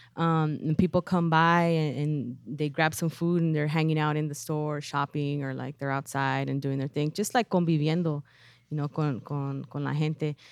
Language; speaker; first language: English; native; English